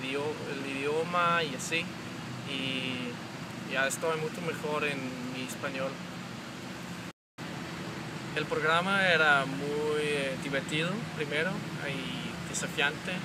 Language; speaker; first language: Spanish; non-native, learner; Danish